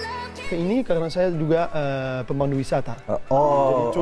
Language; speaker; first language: Indonesian; non-native, fluent; Dutch